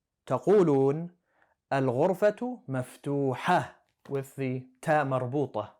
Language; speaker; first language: Arabic; non-native, fluent; English